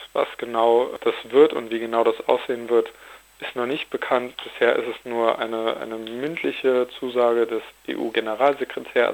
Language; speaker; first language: German; native; German